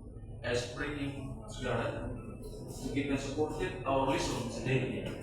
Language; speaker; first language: English; non-native, learner; Indonesian